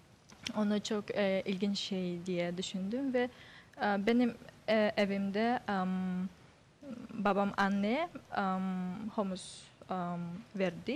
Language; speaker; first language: Turkish; non-native, learner; Yakut